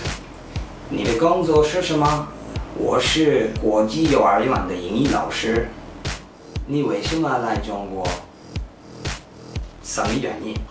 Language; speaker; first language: Chinese; non-native, learner; English